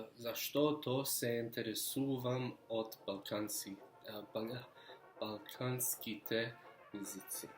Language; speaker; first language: Bulgarian; non-native, learner; English